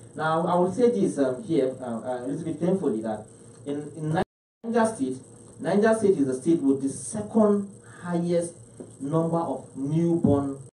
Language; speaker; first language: English; non-native, local second language; Hausa